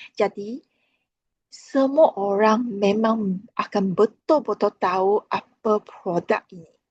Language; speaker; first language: Malay; non-native, local second language; Chinese